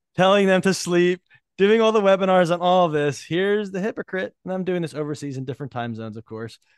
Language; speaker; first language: English; native; English